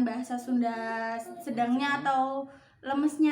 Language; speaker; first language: Indonesian; non-native, local second language; Javanese